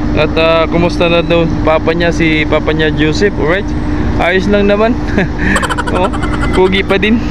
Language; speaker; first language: Filipino; non-native, local second language; Cebuano